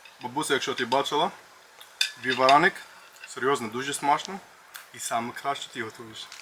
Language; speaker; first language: Ukrainian; non-native, learner; Arabic